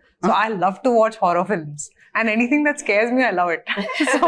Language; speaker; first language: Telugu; non-native, fluent; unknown